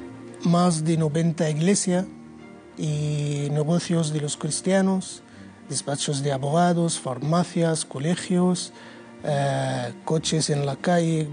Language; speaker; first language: Spanish; non-native, learner; Arabic